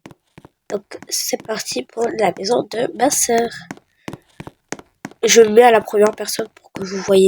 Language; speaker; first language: French; native; French